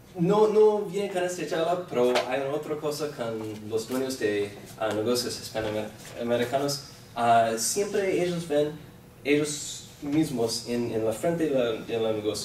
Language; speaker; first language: Spanish; non-native, fluent; English